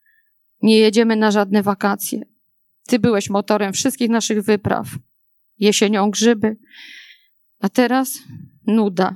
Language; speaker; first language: Polish; native; Polish